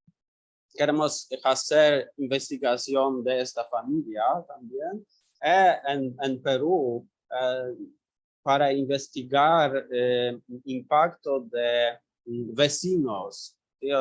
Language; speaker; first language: Spanish; non-native, learner; Polish